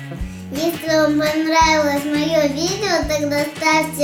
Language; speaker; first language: Russian; native; Russian